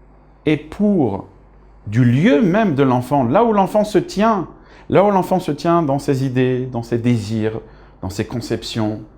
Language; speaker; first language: French; native; French